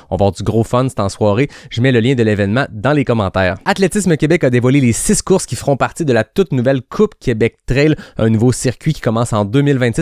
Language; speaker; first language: French; native; French